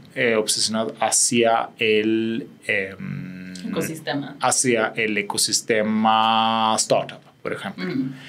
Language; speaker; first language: Spanish; non-native, fluent; Swedish